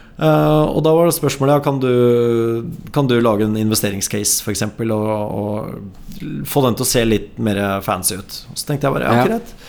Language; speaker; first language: Norwegian; native; Norwegian